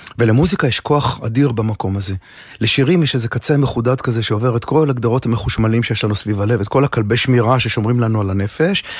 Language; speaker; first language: Hebrew; native; Hebrew